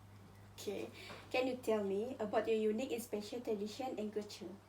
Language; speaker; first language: English; non-native, local second language; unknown